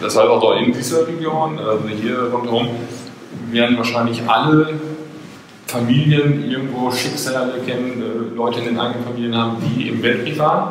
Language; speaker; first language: German; native; German